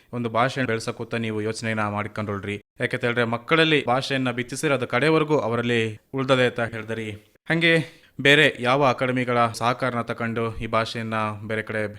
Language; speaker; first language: Kannada; native; Kannada